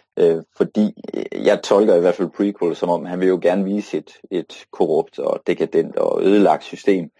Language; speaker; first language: Danish; native; Danish